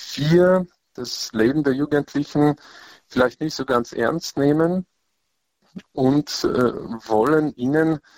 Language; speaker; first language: German; non-native, fluent; Polish